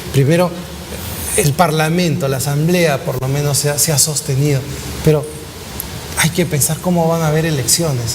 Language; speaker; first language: Spanish; native; Spanish